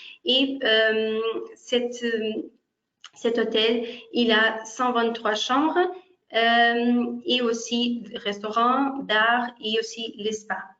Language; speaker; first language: French; non-native, fluent; Portuguese